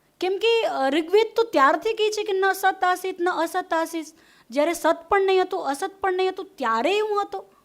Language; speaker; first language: Gujarati; non-native, local second language; Hindi